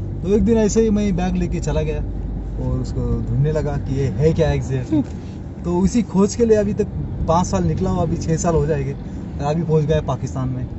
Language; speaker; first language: Hindi; non-native, local second language; Marathi